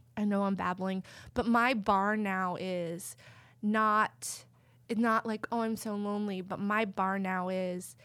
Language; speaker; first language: English; native; English